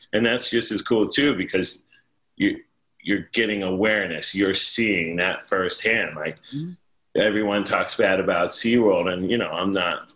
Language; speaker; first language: English; native; English